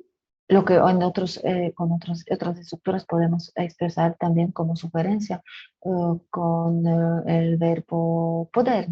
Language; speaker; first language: Spanish; non-native, fluent; French